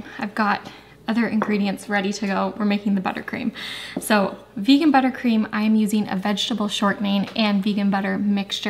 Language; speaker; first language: English; native; English